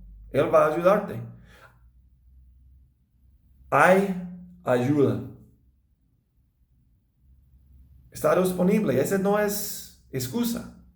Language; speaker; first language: Spanish; non-native, learner; English